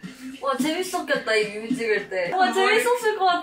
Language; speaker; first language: Korean; native; Korean